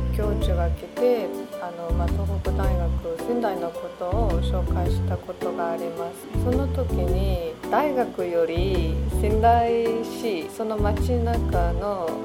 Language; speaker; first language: Japanese; non-native, fluent; Mongolian